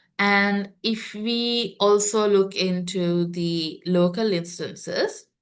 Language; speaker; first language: English; non-native, local second language; Sinhala